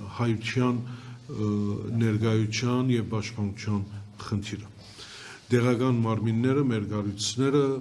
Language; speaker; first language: Armenian; early bilingual, heritage; Armenian